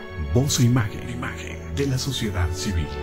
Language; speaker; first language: Spanish; native; Spanish